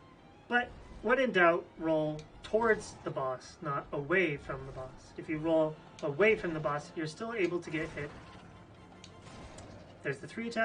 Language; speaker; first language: English; native; English